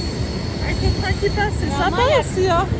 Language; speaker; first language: French; native; French